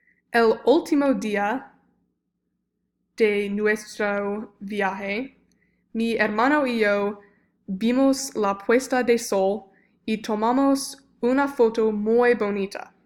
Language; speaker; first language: Spanish; non-native, learner; English